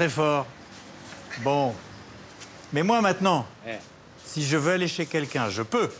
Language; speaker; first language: French; native; French